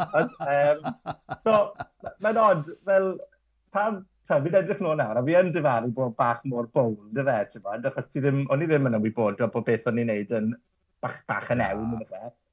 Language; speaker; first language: Welsh; native; Welsh